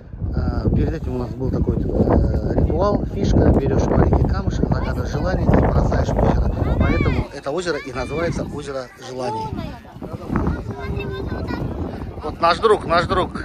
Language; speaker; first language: Russian; native; Russian